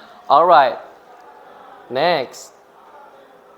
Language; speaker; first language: English; non-native, fluent; Indonesian